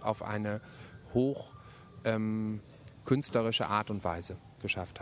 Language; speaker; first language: German; native; German